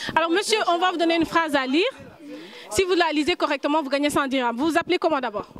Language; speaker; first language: French; non-native, local second language; Wolof